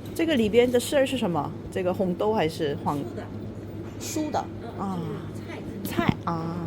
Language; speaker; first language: Chinese; non-native, learner; Korean